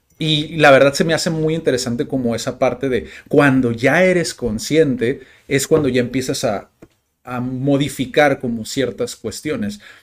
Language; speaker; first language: Spanish; native; Spanish